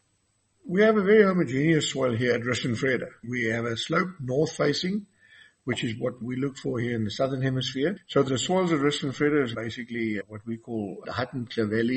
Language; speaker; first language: English; non-native, local second language; Afrikaans